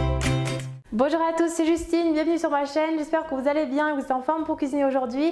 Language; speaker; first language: French; native; French